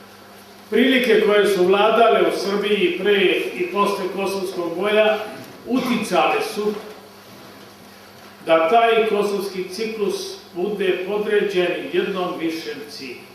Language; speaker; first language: Bosnian; native; Bosnian